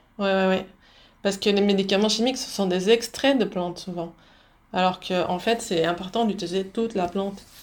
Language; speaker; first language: French; early bilingual, other home language; Dutch